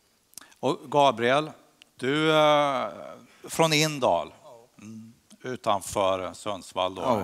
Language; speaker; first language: Swedish; native; Swedish